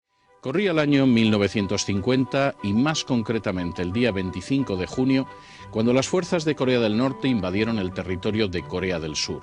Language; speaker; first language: Spanish; native; Spanish